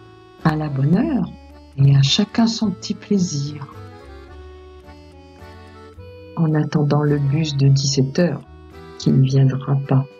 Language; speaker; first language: French; native; French